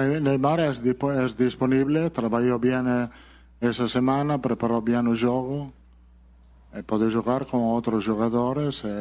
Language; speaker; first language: Portuguese; non-native, fluent; Italian